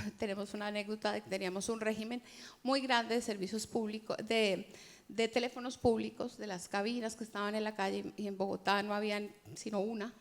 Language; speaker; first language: Spanish; native; Spanish